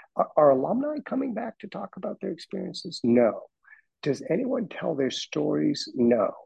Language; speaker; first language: English; native; English